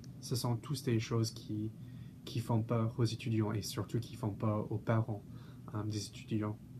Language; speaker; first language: French; non-native, fluent; English